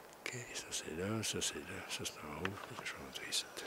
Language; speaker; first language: French; native; French